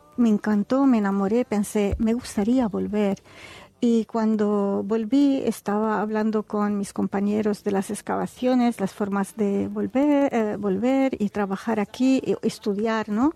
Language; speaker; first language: Spanish; non-native, fluent; Arabic